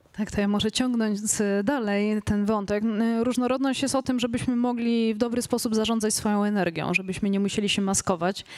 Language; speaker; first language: Polish; native; Polish